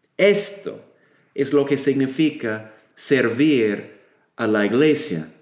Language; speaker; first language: Spanish; non-native, fluent; English